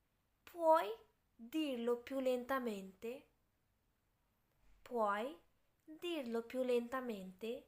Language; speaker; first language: Italian; non-native, fluent; Urdu